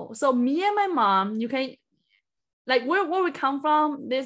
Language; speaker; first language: English; non-native, fluent; Chinese